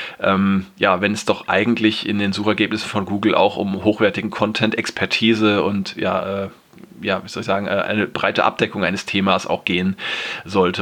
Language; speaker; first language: German; native; German